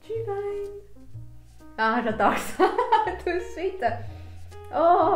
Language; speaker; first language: French; non-native, fluent; Chinese